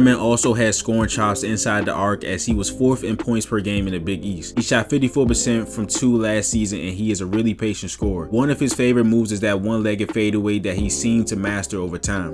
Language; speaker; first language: English; native; English